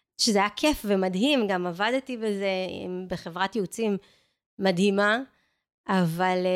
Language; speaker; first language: Hebrew; native; Hebrew